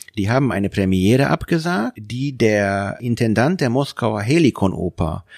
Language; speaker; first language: German; non-native, fluent; Hungarian